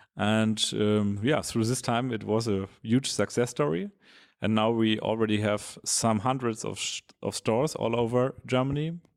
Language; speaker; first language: English; non-native, fluent; German